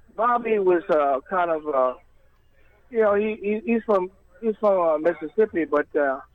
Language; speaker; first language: English; native; English